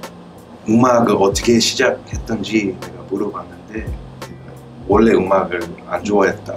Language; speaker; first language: Korean; early bilingual, heritage; Korean